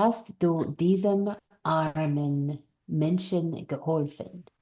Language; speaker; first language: German; non-native, learner; English